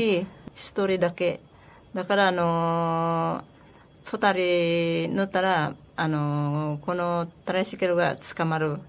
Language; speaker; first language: Japanese; non-native, learner; Filipino